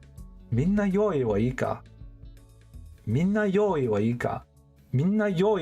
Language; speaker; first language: Japanese; non-native, learner; English